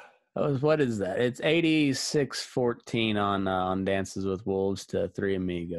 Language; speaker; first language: English; native; English